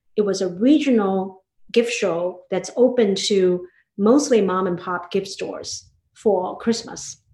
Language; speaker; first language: English; non-native, fluent; Chinese